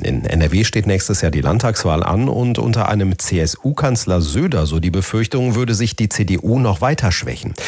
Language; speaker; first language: German; native; German